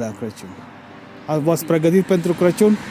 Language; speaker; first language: Romanian; non-native, learner; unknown